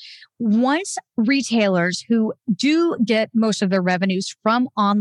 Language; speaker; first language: English; native; English